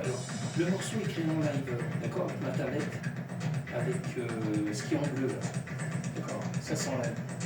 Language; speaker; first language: French; native; French